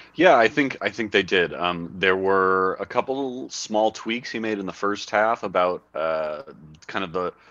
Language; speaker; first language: English; native; English